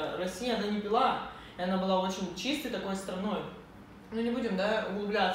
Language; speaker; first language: Russian; native; Russian